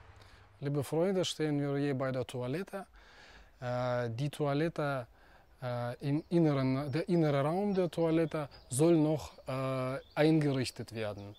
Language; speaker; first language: German; non-native, fluent; Russian